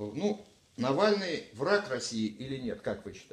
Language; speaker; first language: Russian; native; Russian